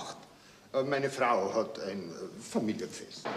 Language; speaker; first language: German; native; German